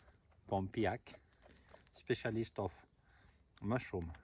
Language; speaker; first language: English; non-native, learner; French